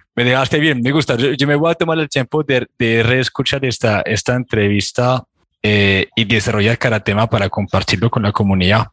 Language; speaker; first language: Spanish; non-native, fluent; French